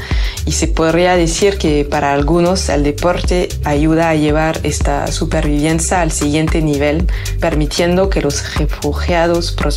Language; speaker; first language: Spanish; native; Spanish